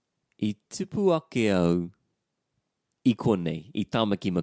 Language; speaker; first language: Māori; non-native, learner; English